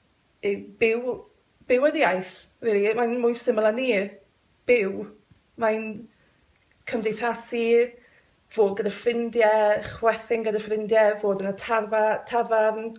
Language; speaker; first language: Welsh; non-native, local second language; English